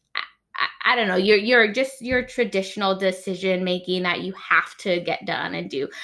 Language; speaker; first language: English; native; English